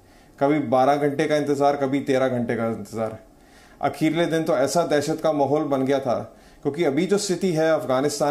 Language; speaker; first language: Hindi; native; Hindi